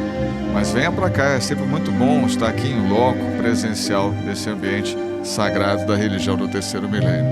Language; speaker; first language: Portuguese; native; Portuguese